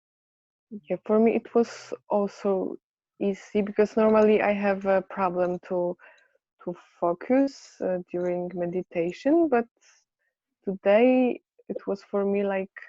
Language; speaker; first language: English; non-native, learner; Polish